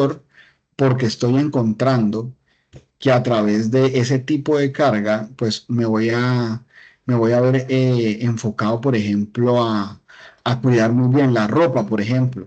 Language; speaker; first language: Spanish; native; Spanish